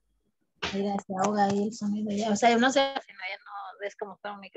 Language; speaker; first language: Spanish; native; Spanish